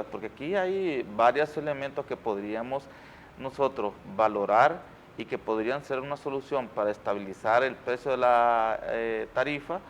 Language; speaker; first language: Spanish; native; Spanish